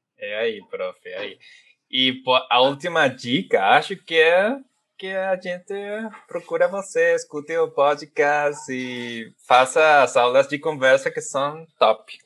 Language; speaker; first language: Portuguese; non-native, fluent; Spanish